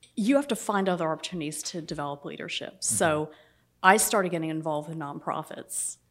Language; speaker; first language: English; native; English